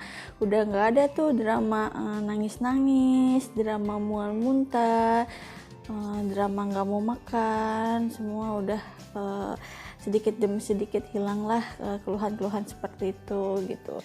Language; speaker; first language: Indonesian; native; Indonesian